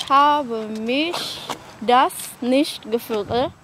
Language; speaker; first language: German; non-native, learner; Indonesian